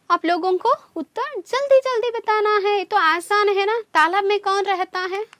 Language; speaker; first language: Hindi; non-native, local second language; Kannada